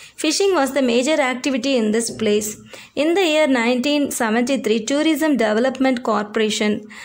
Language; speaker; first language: English; non-native, local second language; Tamil